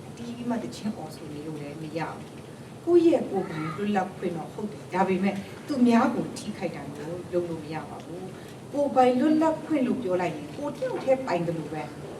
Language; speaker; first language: Burmese; non-native, local second language; Kachin